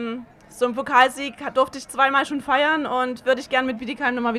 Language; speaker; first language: German; native; German